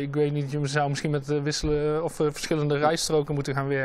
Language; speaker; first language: Dutch; native; Dutch